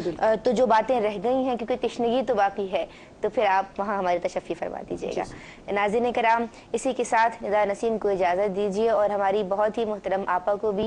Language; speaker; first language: Urdu; native; Urdu